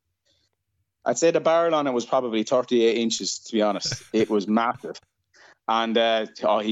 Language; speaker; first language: English; native; English